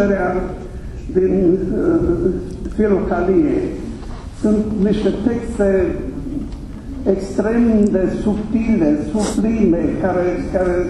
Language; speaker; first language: Romanian; non-native, fluent; German